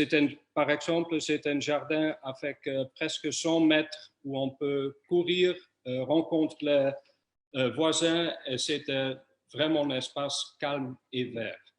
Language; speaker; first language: French; non-native, fluent; Dutch